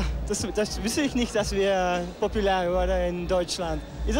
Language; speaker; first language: German; non-native, learner; Dutch